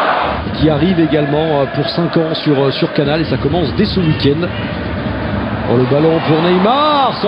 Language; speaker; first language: French; native; French